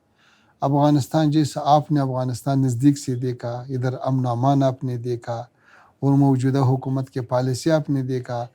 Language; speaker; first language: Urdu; non-native, learner; Pashto